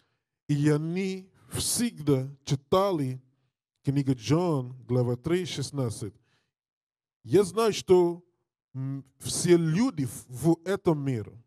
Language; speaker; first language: Russian; non-native, learner; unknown